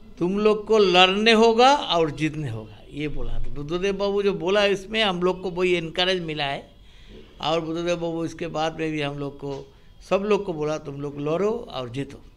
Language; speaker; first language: Hindi; non-native, local second language; Bangla